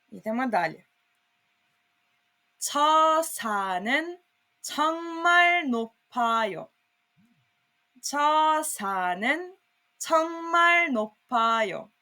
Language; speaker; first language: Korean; non-native, fluent; Serbian